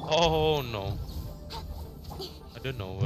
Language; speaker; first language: English; non-native, learner; Indonesian